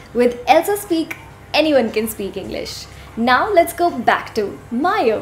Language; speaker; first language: English; non-native, local second language; Hindi